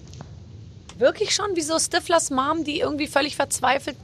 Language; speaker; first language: German; native; German